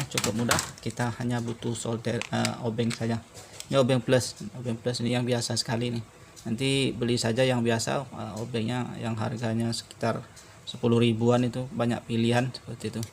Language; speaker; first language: Indonesian; native; Indonesian